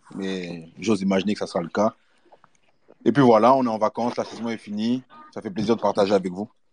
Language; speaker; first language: French; early bilingual, other home language; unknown